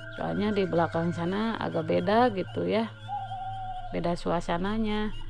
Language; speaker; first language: Indonesian; non-native, local second language; Sundanese